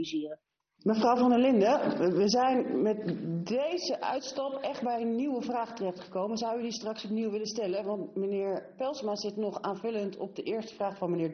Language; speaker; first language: Dutch; native; Dutch